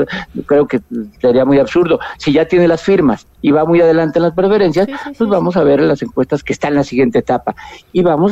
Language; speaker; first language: Spanish; native; Spanish